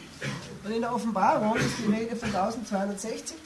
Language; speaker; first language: German; native; German